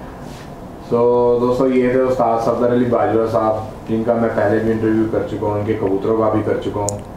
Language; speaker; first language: Hindi; native; Hindi